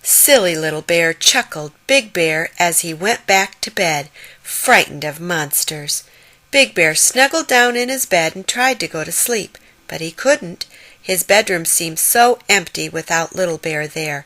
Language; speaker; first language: English; native; English